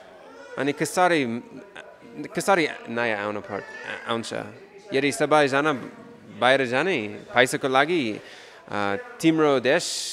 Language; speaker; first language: Nepali; non-native, learner; English